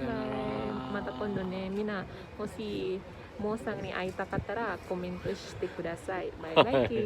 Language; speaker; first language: Japanese; non-native, learner; Indonesian